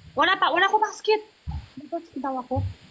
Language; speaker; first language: Filipino; non-native, learner; Chinese